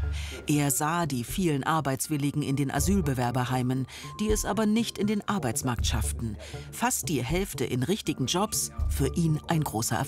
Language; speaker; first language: German; native; German